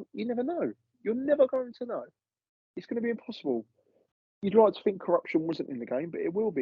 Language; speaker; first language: English; native; English